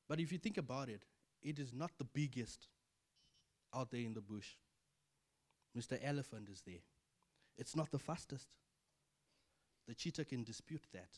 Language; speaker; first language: English; non-native, local second language; Shona